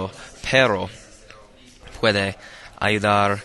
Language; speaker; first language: Spanish; non-native, learner; English